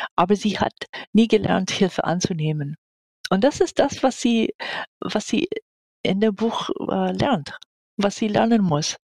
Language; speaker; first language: German; non-native, fluent; English